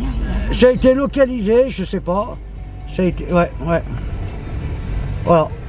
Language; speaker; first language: French; native; French